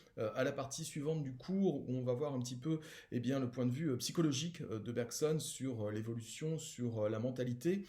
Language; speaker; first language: French; native; French